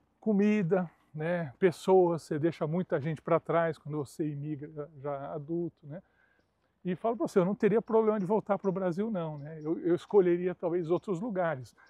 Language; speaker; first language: Portuguese; native; Portuguese